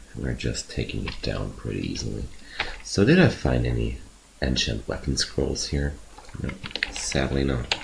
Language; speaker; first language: English; non-native, fluent; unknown